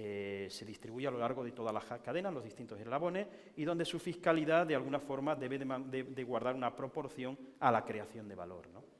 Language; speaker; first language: Spanish; native; Spanish